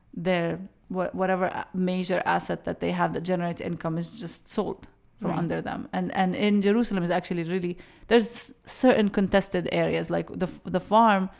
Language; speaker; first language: English; early bilingual, other home language; Arabic